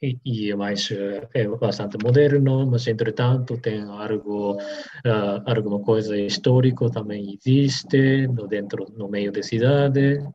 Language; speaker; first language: Portuguese; non-native, learner; Japanese